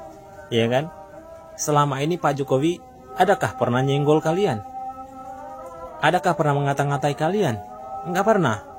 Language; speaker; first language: Indonesian; native; Indonesian